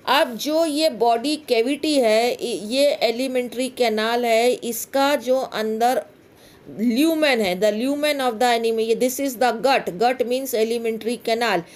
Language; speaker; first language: Hindi; native; Hindi